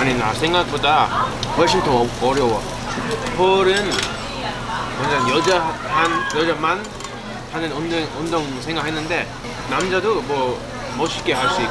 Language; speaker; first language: Korean; non-native, learner; English